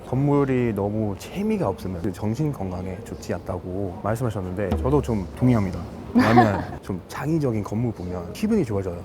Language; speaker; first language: Korean; non-native, fluent; English